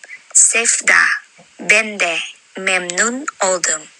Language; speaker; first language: Turkish; non-native, learner; Indonesian